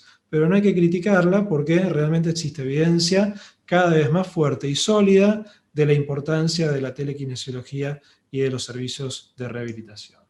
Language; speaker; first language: Spanish; native; Spanish